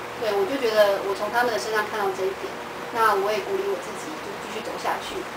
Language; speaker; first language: Chinese; native; Chinese